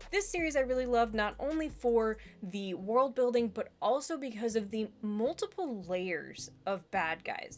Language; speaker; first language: English; native; English